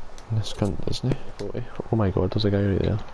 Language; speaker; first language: English; native; English